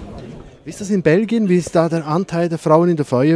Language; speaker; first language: German; native; German